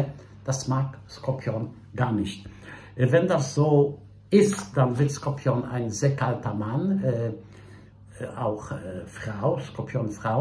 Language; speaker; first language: German; non-native, fluent; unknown